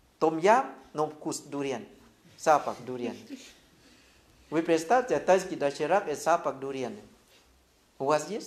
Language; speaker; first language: Russian; non-native, fluent; Thai